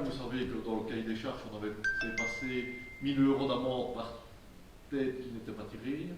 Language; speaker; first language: French; native; French